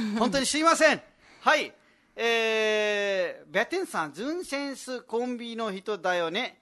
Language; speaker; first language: Japanese; non-native, fluent; Nepali